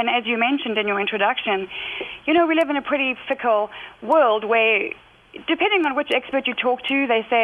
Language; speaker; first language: English; native; English